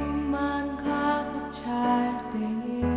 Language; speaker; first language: Korean; native; Korean